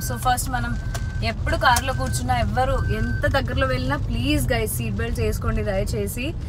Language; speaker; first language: Telugu; non-native, local second language; Hindi